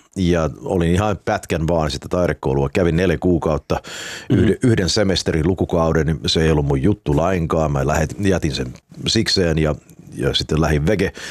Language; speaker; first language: Finnish; early bilingual, heritage; Finnish